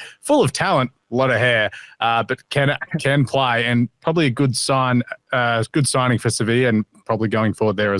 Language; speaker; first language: English; native; English